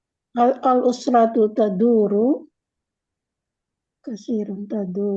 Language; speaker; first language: Arabic; non-native, learner; Indonesian